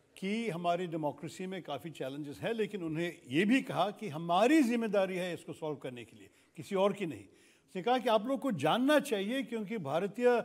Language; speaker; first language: Hindi; non-native, local second language; Malayalam